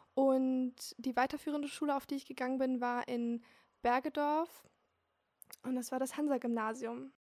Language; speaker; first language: German; early bilingual, other home language; Turkish